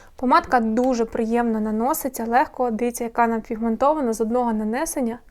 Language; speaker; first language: Ukrainian; non-native, local second language; Russian